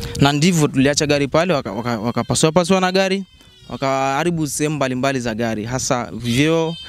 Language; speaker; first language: Swahili; non-native, local second language; Masai